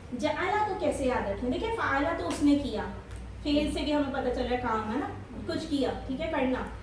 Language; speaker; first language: Urdu; native; Urdu